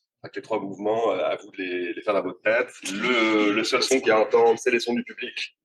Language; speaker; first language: French; native; French